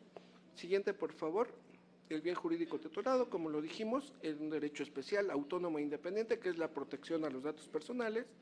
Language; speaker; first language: Spanish; native; Spanish